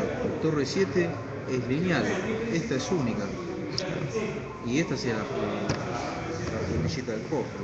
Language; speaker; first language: Spanish; native; Spanish